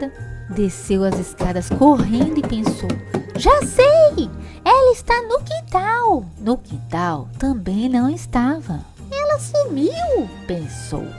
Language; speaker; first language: Portuguese; native; Portuguese